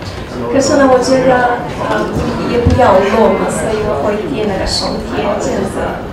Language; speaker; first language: Chinese; non-native, learner; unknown